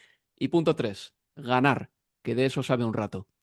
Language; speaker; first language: Spanish; native; Spanish